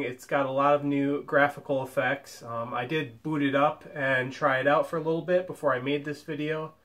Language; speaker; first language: English; native; English